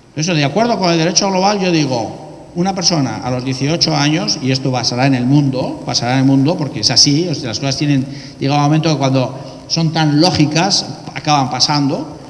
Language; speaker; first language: Spanish; native; Spanish